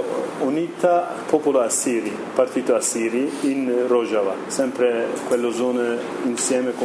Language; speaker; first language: Italian; non-native, learner; Kurdish